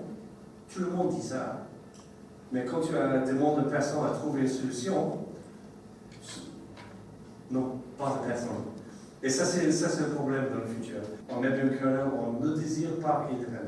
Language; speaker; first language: French; non-native, learner; English